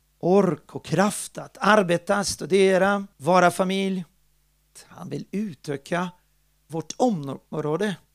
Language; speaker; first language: Swedish; non-native, fluent; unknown